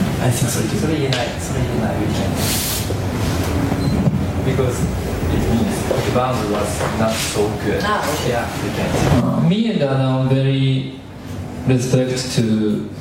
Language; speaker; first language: English; non-native, learner; Japanese